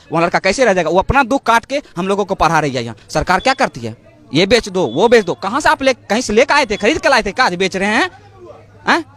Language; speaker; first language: Hindi; native; Hindi